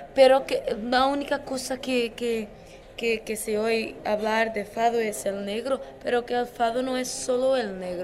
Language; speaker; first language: Spanish; non-native, learner; Portuguese